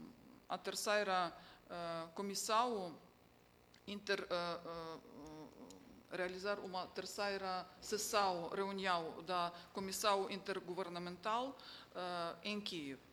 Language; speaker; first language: Portuguese; non-native, fluent; Ukrainian